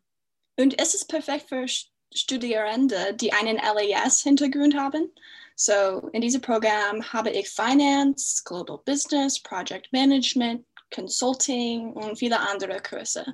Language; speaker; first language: German; non-native, fluent; English